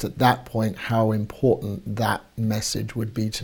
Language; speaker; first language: English; native; English